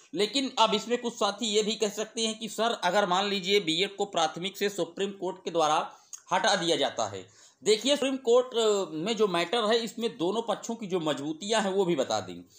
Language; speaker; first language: Hindi; native; Hindi